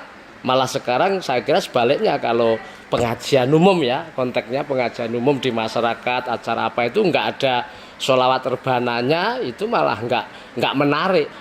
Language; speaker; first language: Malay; non-native, local second language; Javanese